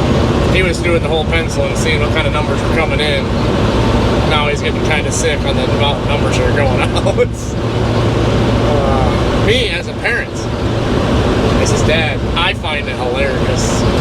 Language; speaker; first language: English; native; English